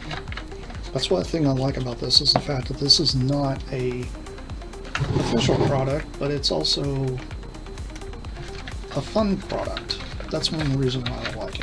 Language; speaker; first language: English; native; English